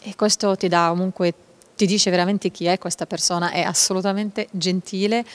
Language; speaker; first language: Italian; non-native, fluent; Hebrew